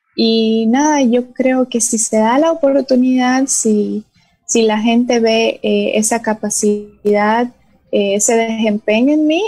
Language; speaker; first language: Spanish; non-native, local second language; Portuguese